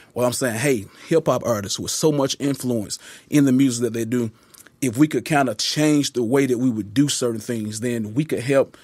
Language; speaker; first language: English; native; English